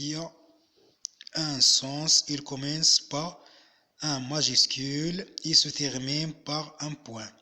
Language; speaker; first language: French; non-native, local second language; Arabic